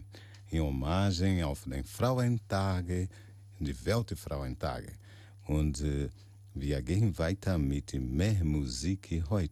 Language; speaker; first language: German; non-native, learner; Portuguese